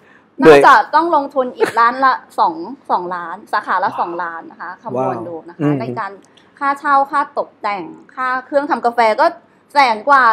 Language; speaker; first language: Thai; native; Thai